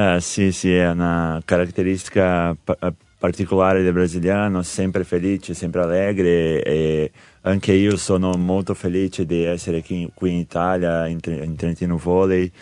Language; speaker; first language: Italian; non-native, learner; Portuguese